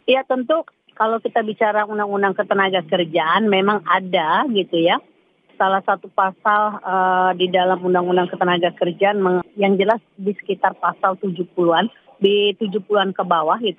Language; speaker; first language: Indonesian; native; Indonesian